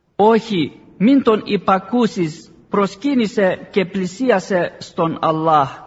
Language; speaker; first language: Greek; non-native, fluent; Arabic